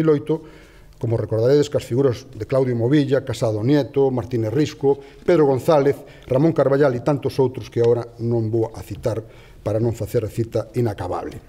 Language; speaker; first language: Galician; native; Galician